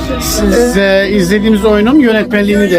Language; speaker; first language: Turkish; native; Turkish